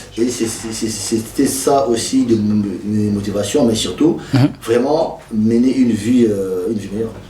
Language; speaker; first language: French; non-native, local second language; Lingala